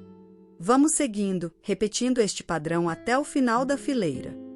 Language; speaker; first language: Portuguese; native; Portuguese